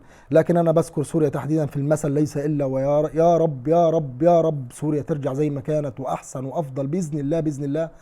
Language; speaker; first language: Arabic; native; Arabic